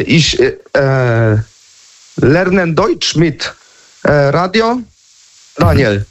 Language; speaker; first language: German; non-native, learner; Polish